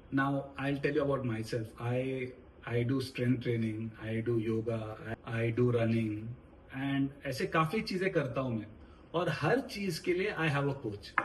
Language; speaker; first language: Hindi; non-native, local second language; Marathi